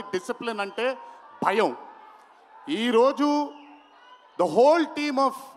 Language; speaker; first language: Telugu; native; Telugu